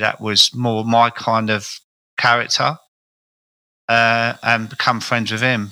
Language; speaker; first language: English; native; English